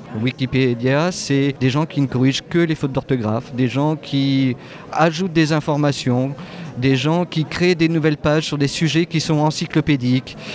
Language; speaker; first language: French; native; French